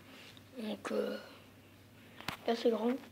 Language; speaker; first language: French; native; French